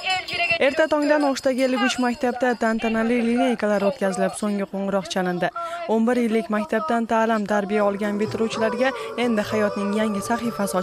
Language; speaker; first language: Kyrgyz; non-native, local second language; Uzbek